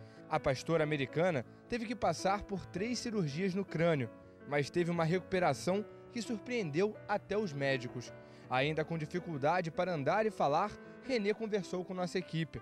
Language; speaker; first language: Portuguese; native; Portuguese